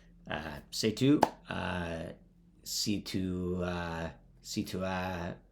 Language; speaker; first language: French; non-native, learner; English